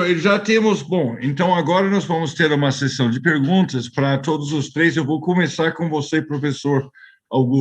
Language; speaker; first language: Portuguese; non-native, fluent; English